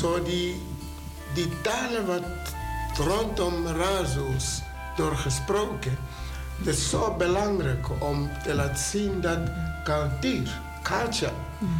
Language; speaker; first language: Dutch; non-native, fluent; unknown